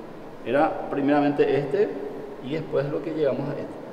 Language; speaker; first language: Spanish; native; Spanish